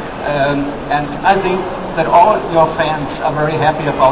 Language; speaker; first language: English; non-native, fluent; German